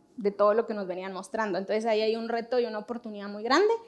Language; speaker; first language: Spanish; native; Spanish